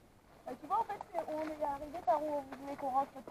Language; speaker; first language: French; native; French